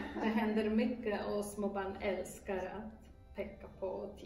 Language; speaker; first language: Swedish; non-native, fluent; Polish